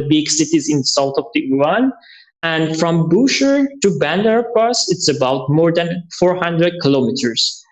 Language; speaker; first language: English; non-native, learner; Persian